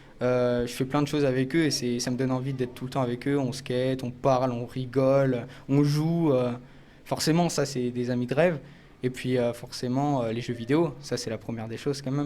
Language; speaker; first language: French; native; French